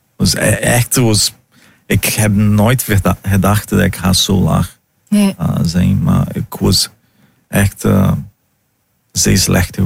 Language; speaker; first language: Dutch; non-native, learner; Portuguese